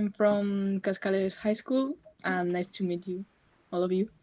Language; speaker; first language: English; non-native, learner; Spanish